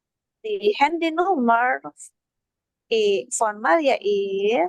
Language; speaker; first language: German; non-native, learner; Indonesian